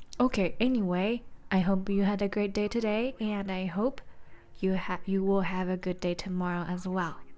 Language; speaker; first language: English; non-native, fluent; Japanese